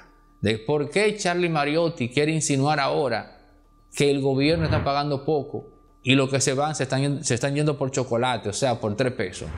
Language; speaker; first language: Spanish; native; Spanish